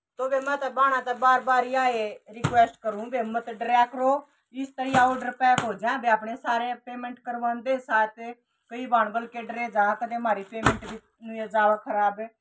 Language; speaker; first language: Hindi; native; Hindi